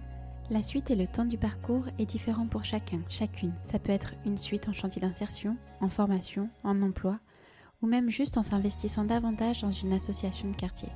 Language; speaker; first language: French; native; French